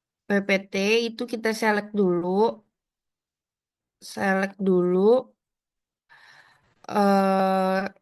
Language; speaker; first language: Indonesian; native; Indonesian